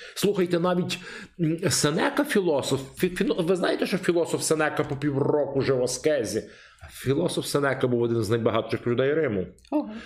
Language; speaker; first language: Ukrainian; native; Ukrainian